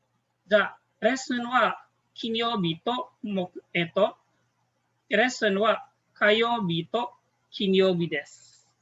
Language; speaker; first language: Japanese; non-native, fluent; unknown